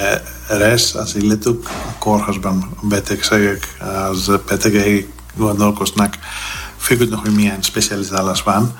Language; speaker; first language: Hungarian; non-native, fluent; Greek